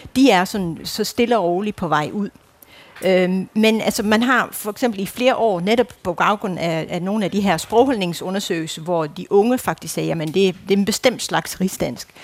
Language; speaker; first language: Danish; non-native, fluent; Dutch